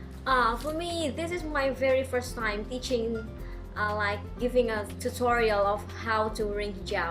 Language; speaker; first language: English; non-native, local second language; Indonesian